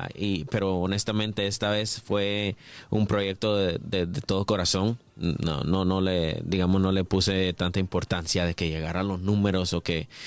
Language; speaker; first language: Spanish; early bilingual, heritage; English